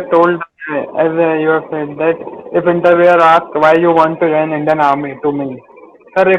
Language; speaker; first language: English; non-native, learner; Hindi